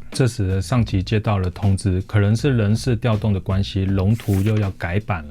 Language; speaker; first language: Chinese; native; Chinese